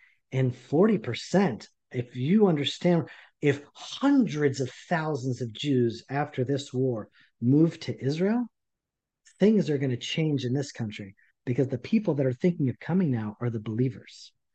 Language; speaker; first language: English; native; English